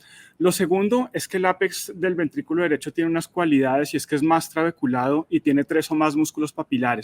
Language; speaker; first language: Spanish; native; Spanish